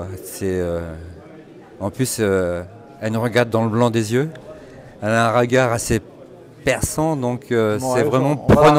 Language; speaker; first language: French; native; French